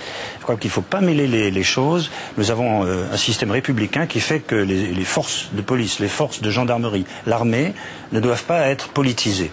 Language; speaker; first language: French; native; French